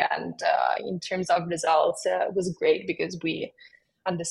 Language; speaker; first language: English; non-native, fluent; Italian